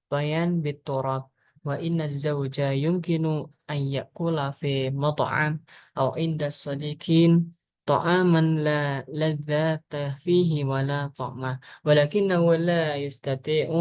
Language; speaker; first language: Arabic; non-native, learner; Indonesian